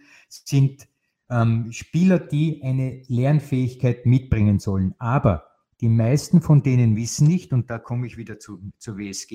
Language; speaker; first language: German; native; German